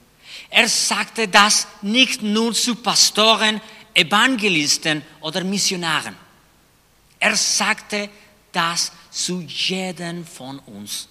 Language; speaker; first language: German; non-native, fluent; Spanish